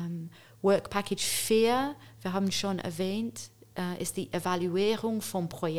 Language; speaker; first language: German; non-native, fluent; English